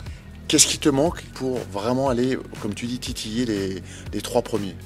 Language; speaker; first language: French; native; French